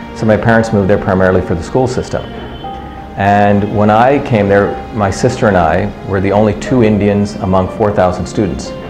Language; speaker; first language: English; early bilingual, other home language; Tamil